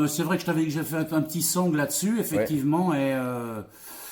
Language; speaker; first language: French; native; French